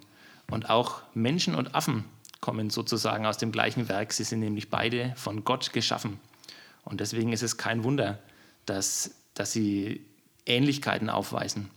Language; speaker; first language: German; native; German